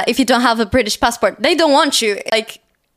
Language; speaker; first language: English; non-native, fluent; Portuguese